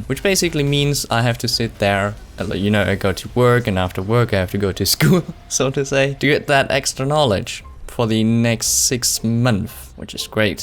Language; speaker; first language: English; non-native, fluent; German